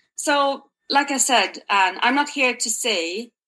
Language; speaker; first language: English; non-native, fluent; Swedish